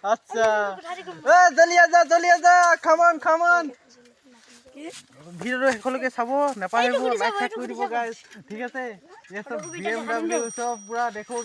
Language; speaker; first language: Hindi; non-native, local second language; Assamese